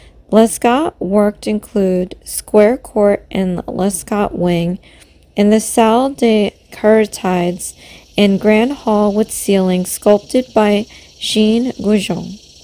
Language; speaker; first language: English; native; English